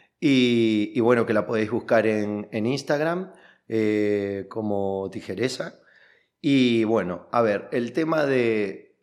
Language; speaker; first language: Spanish; native; Spanish